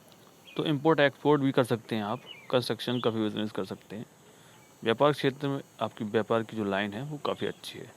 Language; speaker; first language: Hindi; native; Hindi